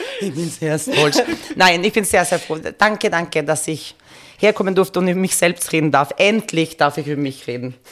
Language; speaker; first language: German; non-native, fluent; Finnish